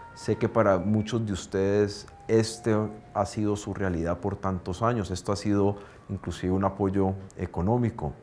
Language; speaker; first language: Spanish; native; Spanish